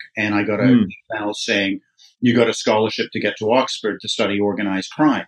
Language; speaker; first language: English; native; English